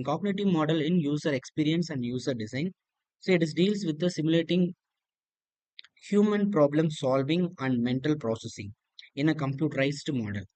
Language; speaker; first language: English; non-native, local second language; Tamil